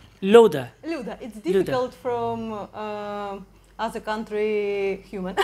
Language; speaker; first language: English; non-native, learner; Russian